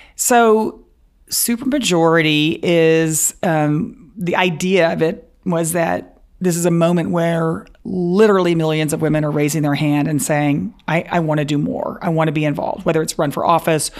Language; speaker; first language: English; native; English